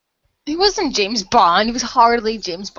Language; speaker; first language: English; native; English